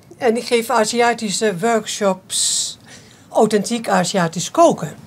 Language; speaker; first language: Dutch; native; Dutch